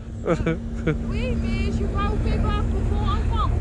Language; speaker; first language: French; non-native, learner; Dutch